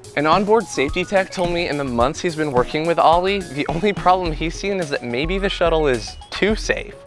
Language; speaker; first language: English; native; English